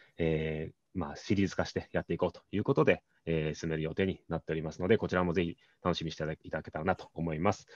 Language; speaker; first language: Japanese; native; Japanese